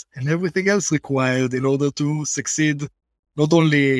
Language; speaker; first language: English; non-native, fluent; Hebrew